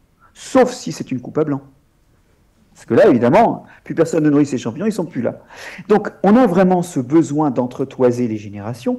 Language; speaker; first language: French; native; French